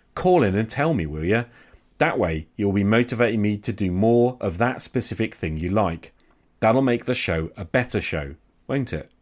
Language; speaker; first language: English; native; English